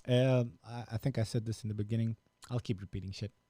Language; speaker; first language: English; non-native, fluent; Romanian